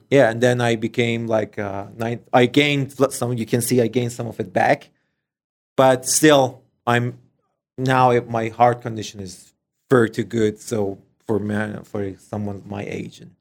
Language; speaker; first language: English; non-native, fluent; Persian